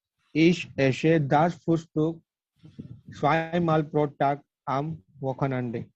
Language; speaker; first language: German; non-native, learner; Gujarati